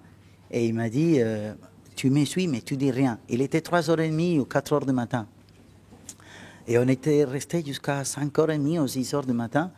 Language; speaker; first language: French; non-native, fluent; Spanish